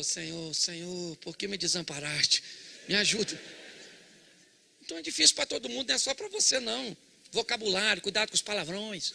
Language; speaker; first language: Portuguese; native; Portuguese